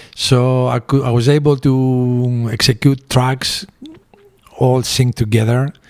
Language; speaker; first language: English; early bilingual, other home language; Greek